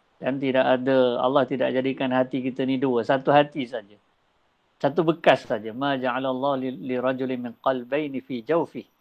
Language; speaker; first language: Malay; native; Malay